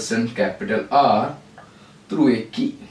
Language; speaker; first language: English; non-native, local second language; Malayalam